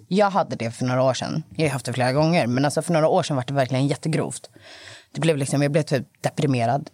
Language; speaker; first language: Swedish; native; Swedish